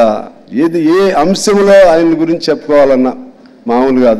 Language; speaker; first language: Telugu; native; Telugu